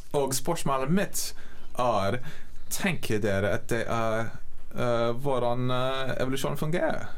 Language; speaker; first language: Norwegian; non-native, learner; English